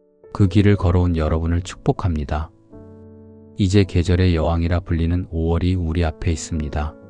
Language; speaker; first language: Korean; native; Korean